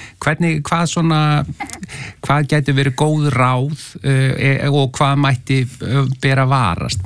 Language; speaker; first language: Icelandic; native; Icelandic